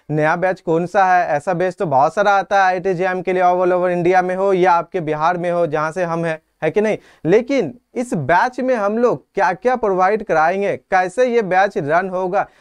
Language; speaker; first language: Hindi; native; Hindi